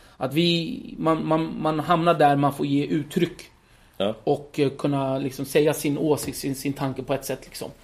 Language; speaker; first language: Swedish; early bilingual, other home language; Kurdish